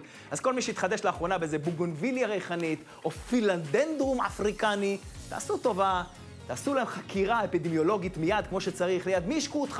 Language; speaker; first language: Hebrew; native; Hebrew